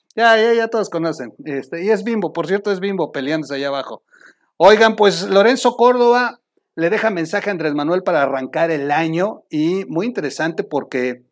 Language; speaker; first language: Spanish; native; Spanish